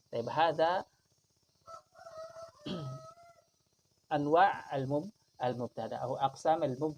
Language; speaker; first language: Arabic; non-native, fluent; Indonesian